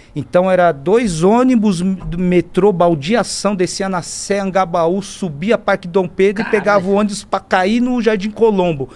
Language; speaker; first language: Portuguese; native; Portuguese